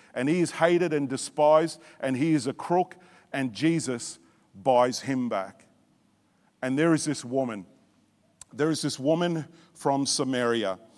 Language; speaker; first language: English; native; English